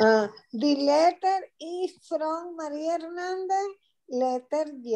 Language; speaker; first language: English; non-native, learner; Spanish